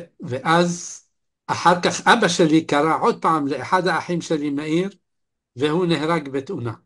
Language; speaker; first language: Hebrew; non-native, fluent; Arabic